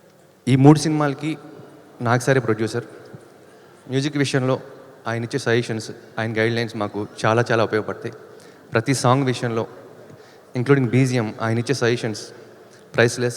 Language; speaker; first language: Telugu; native; Telugu